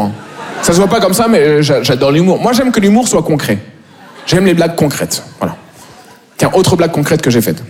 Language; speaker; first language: French; native; French